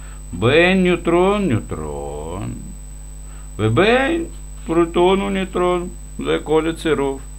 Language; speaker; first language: Hebrew; non-native, fluent; Russian